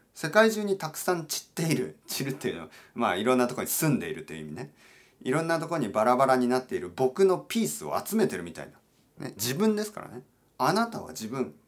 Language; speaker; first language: Japanese; native; Japanese